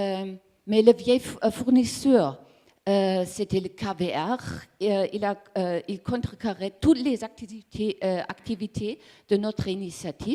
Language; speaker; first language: French; non-native, learner; German